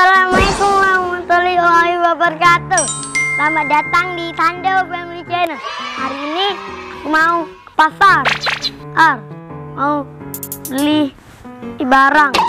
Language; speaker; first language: Indonesian; non-native, learner; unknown